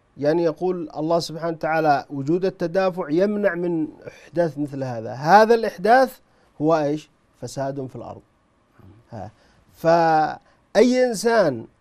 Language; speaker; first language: Arabic; native; Arabic